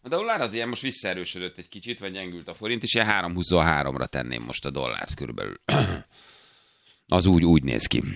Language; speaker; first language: Hungarian; native; Hungarian